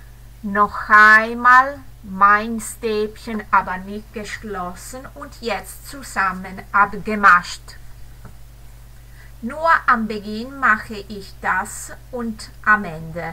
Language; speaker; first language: German; non-native, fluent; Italian